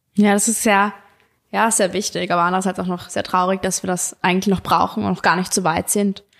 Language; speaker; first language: German; native; German